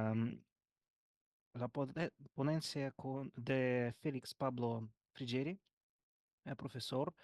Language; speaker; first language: Spanish; non-native, learner; Russian